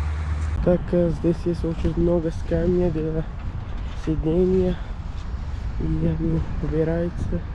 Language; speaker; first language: Russian; non-native, learner; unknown